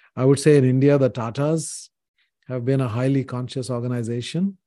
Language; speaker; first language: English; non-native, local second language; Hindi